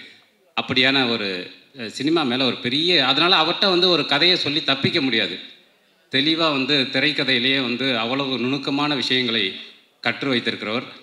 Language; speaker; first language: Tamil; native; Tamil